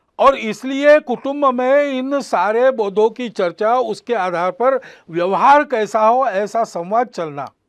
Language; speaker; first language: Hindi; non-native, local second language; Marathi